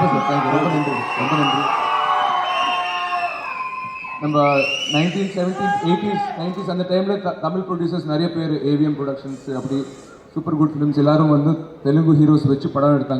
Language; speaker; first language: Tamil; non-native, local second language; Telugu